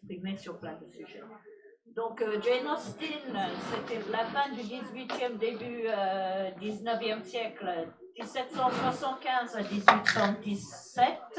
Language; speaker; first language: French; non-native, fluent; English